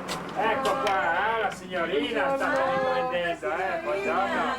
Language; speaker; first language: Italian; native; Italian